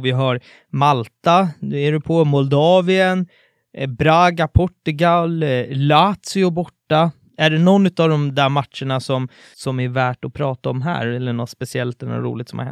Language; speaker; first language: Swedish; native; Swedish